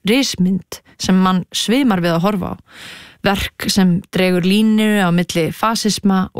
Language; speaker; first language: Icelandic; native; Icelandic